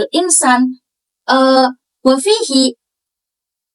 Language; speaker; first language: Arabic; non-native, learner; Indonesian